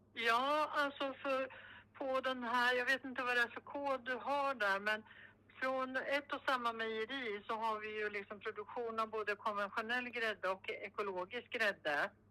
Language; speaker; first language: Swedish; native; Swedish